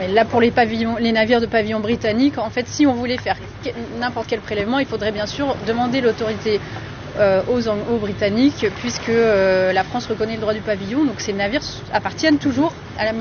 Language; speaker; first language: French; native; French